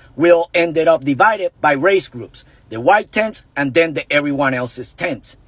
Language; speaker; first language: English; non-native, fluent; Spanish